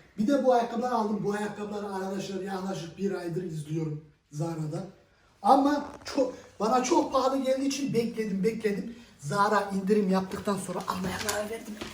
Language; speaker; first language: Turkish; early bilingual, heritage; Turkish